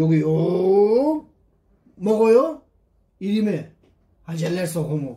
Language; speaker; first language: Korean; non-native, learner; Turkish